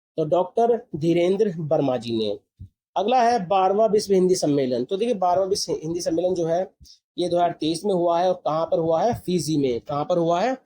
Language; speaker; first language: Hindi; native; Hindi